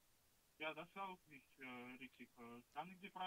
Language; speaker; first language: German; non-native, learner; Russian